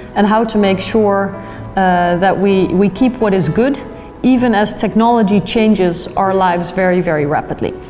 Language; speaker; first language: English; non-native, fluent; Dutch